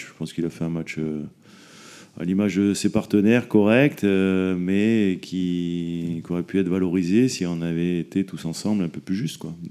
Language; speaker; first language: French; native; French